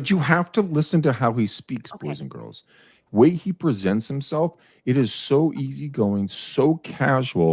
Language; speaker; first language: English; native; English